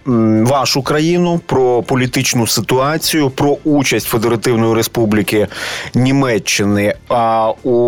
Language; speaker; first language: Ukrainian; native; Ukrainian